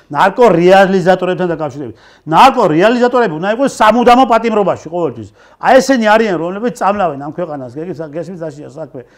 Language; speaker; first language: Georgian; native; Georgian